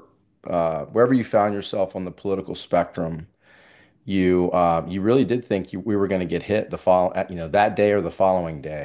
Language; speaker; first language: English; native; English